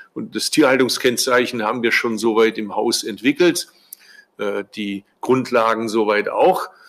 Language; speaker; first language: German; early bilingual, other home language; Turkish